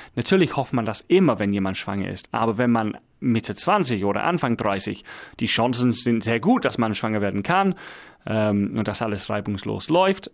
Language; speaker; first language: German; non-native, fluent; English